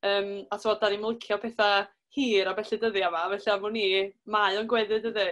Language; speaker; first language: Welsh; native; Welsh